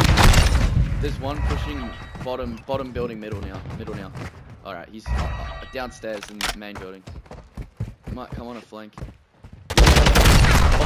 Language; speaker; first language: English; native; English